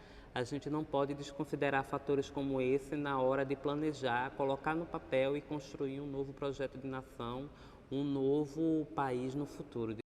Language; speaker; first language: Portuguese; native; Portuguese